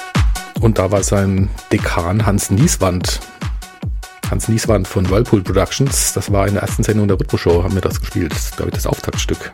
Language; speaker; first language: German; native; German